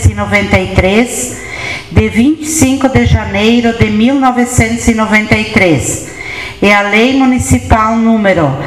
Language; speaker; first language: Portuguese; native; Portuguese